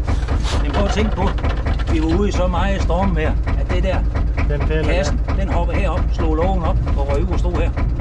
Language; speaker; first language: Danish; native; Danish